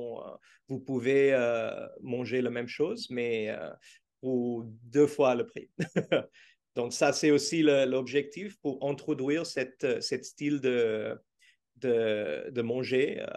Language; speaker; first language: French; non-native, fluent; Portuguese